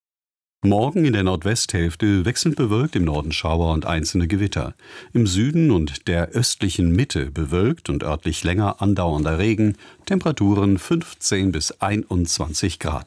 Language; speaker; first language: German; native; German